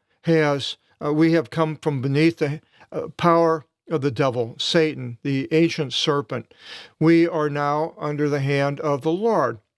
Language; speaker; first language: English; native; English